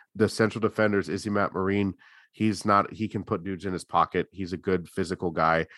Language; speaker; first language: English; native; English